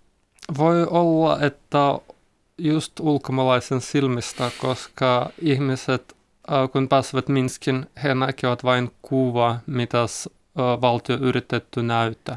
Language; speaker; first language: Finnish; non-native, learner; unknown